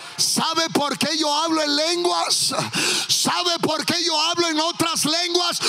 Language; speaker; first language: Spanish; early bilingual, heritage; Spanish